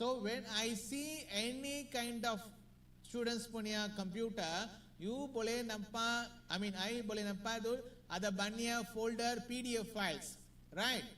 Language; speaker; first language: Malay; non-native, learner; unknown